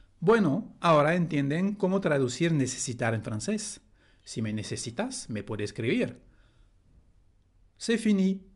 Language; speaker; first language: Spanish; non-native, fluent; French